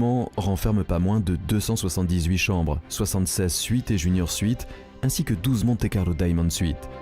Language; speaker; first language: French; native; French